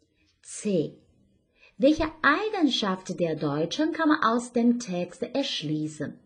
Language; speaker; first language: German; non-native, fluent; Chinese